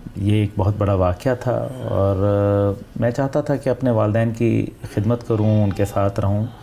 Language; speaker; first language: Urdu; native; Urdu